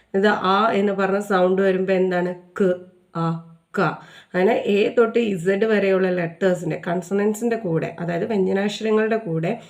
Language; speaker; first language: Malayalam; native; Malayalam